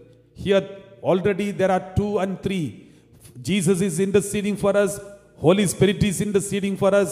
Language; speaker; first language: English; non-native, local second language; Malayalam